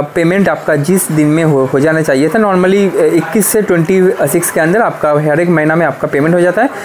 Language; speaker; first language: Hindi; non-native, local second language; Bangla